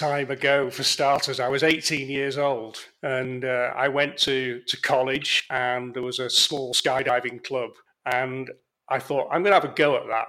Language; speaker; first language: English; native; English